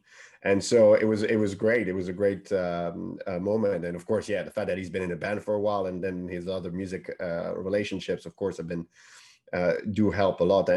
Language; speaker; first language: English; non-native, fluent; French